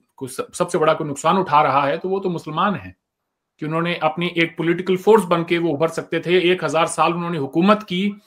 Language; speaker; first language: Hindi; native; Hindi